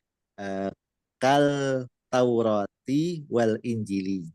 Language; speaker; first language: Arabic; non-native, learner; Indonesian